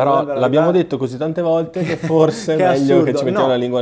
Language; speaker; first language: Italian; native; Italian